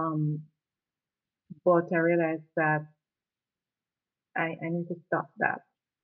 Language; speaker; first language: English; non-native, local second language; Jamaican Creole English